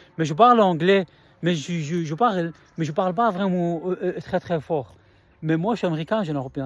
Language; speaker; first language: French; non-native, learner; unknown